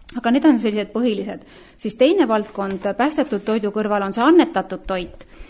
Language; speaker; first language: Estonian; native; Estonian